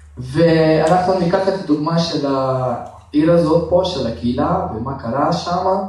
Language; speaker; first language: Hebrew; non-native, fluent; Russian